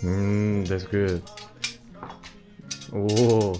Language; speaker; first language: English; non-native, learner; Korean